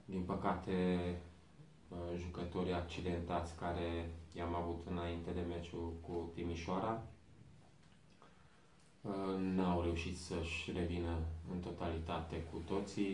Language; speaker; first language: Romanian; native; Romanian